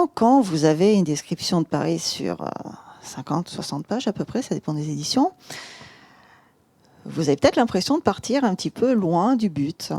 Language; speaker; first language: French; native; French